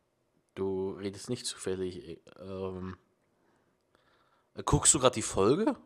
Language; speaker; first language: German; native; German